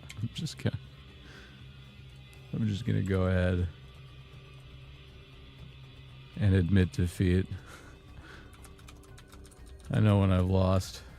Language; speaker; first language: English; native; English